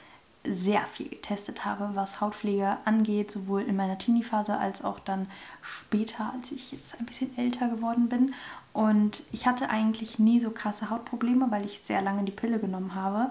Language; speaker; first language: German; native; German